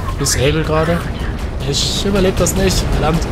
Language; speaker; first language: German; native; German